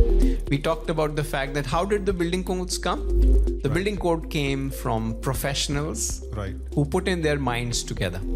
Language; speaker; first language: English; non-native, local second language; Punjabi